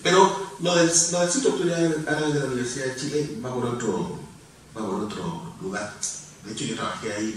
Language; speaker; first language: Spanish; native; Spanish